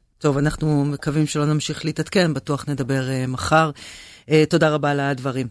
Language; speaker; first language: Hebrew; native; Hebrew